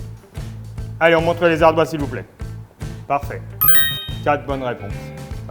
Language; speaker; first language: French; native; French